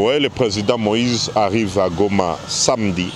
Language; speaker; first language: French; non-native, local second language; Swahili